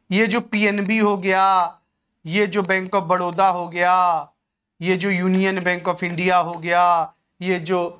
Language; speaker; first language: Hindi; native; Hindi